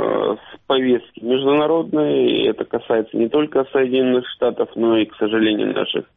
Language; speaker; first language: Russian; native; Russian